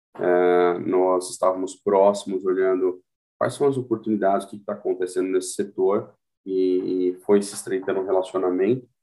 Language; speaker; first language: Portuguese; native; Portuguese